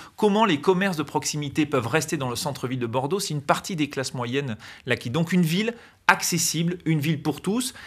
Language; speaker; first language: French; native; French